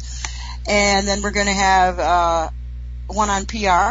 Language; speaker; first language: English; native; English